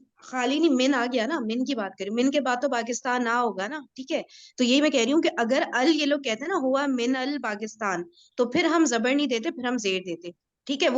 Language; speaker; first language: Urdu; native; Urdu